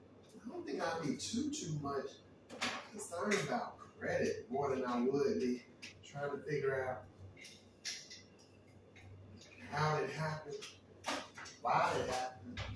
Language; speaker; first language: English; native; English